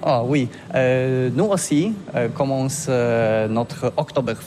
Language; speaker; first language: French; non-native, learner; Polish